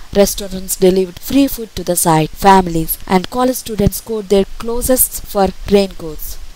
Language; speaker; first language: English; native; English